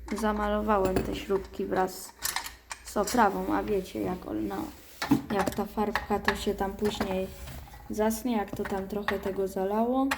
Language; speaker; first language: Polish; native; Polish